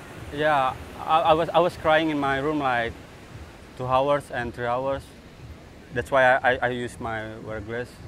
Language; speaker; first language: English; non-native, learner; Indonesian